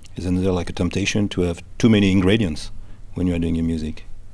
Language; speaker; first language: English; non-native, fluent; French